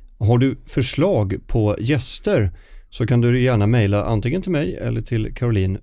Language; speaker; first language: Swedish; native; Swedish